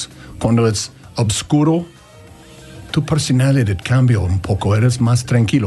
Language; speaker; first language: Spanish; non-native, learner; English